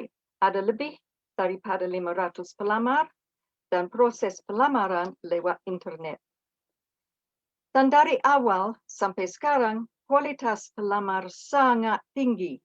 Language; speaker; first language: Indonesian; non-native, fluent; English